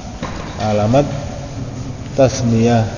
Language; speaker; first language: Arabic; non-native, fluent; Indonesian